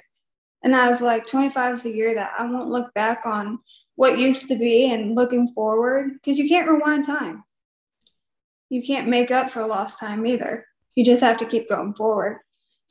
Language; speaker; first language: English; native; English